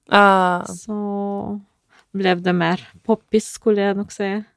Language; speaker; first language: Swedish; non-native, fluent; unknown